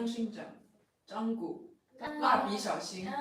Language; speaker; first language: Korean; non-native, learner; Chinese